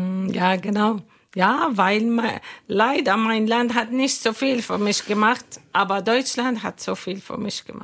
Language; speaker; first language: German; non-native, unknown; Arabic